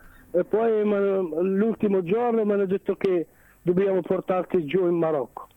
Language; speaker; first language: Italian; non-native, learner; Arabic